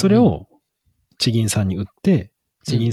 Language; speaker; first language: Japanese; native; Japanese